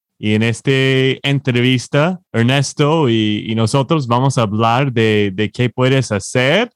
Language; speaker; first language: Spanish; non-native, fluent; English